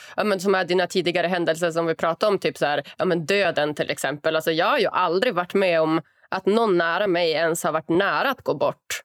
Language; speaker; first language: Swedish; native; Swedish